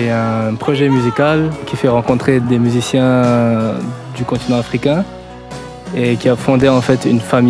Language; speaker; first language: French; non-native, local second language; Wolof